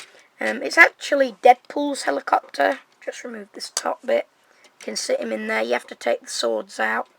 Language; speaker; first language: English; native; English